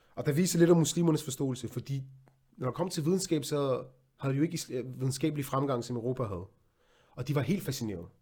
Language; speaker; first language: Danish; early bilingual, other home language; Arabic